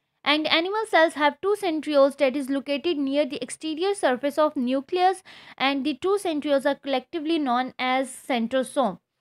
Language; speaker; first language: English; non-native, local second language; Urdu